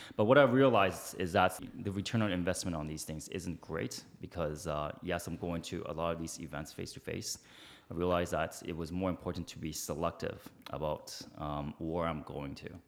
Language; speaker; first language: English; early bilingual, other home language; Chinese